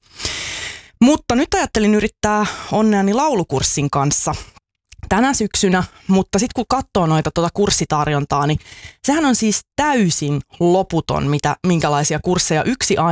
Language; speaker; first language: Finnish; native; Finnish